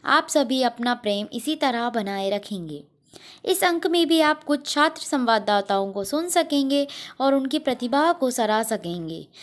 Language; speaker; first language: Hindi; native; Hindi